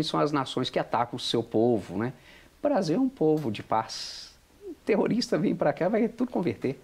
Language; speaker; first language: Portuguese; native; Portuguese